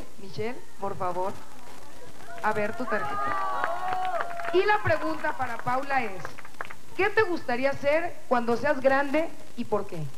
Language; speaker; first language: Spanish; native; Spanish